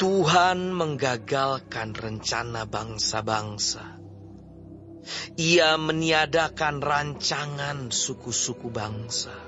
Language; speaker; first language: Indonesian; native; Indonesian